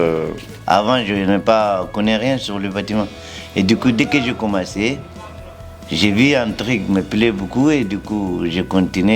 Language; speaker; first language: French; non-native, learner; Arabic